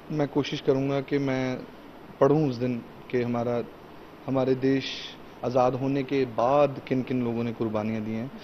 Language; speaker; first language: Hindi; native; Hindi